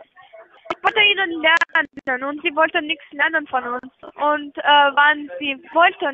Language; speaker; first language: German; non-native, learner; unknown